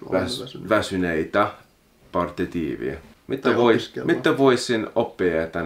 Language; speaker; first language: Finnish; non-native, learner; English